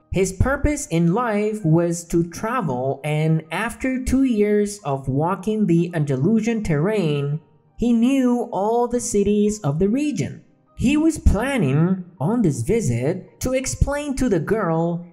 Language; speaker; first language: English; non-native, fluent; Central Kurdish